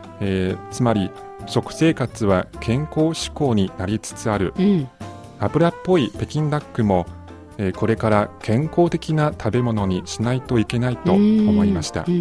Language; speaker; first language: Japanese; non-native, fluent; Chinese